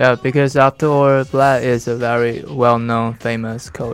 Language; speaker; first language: English; non-native, fluent; Chinese